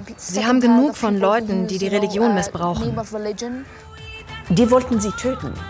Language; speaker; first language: German; non-native, fluent; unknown